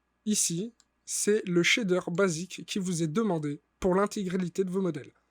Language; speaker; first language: French; native; French